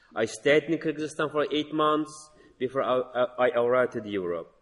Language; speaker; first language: English; non-native, learner; Uyghur